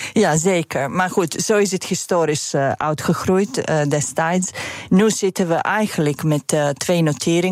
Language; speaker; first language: Dutch; non-native, fluent; Serbian